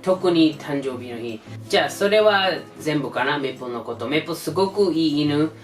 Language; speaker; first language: Japanese; non-native, learner; English